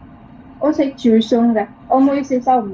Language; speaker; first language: Cantonese; non-native, learner; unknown